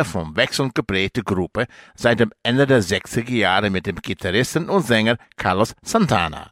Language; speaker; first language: German; native; German